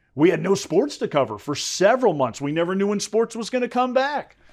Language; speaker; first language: English; native; English